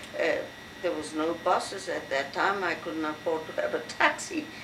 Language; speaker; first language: English; non-native, fluent; French